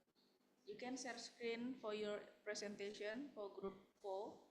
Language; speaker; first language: English; non-native, fluent; Indonesian